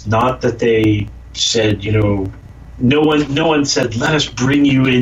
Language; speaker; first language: English; native; English